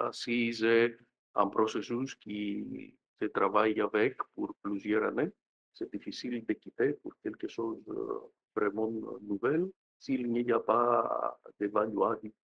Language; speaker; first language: French; non-native, fluent; Greek